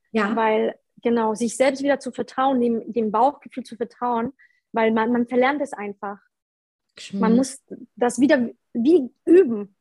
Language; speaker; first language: German; early bilingual, other home language; Polish